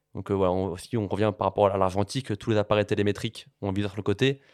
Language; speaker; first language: French; native; French